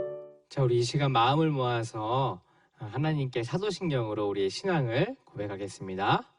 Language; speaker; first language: Korean; native; Korean